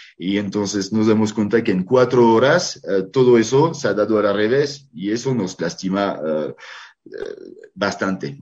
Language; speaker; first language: Spanish; non-native, fluent; French